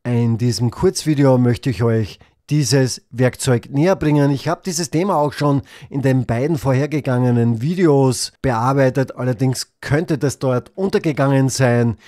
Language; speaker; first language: German; native; German